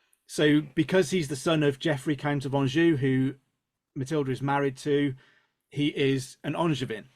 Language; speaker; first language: English; native; English